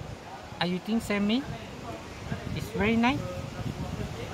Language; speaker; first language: English; non-native, learner; Thai